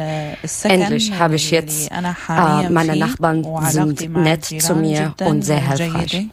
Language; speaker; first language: German; non-native, learner; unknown